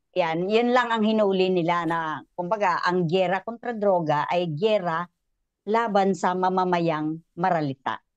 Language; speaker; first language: Filipino; native; Filipino